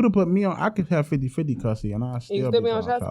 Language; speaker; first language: English; native; English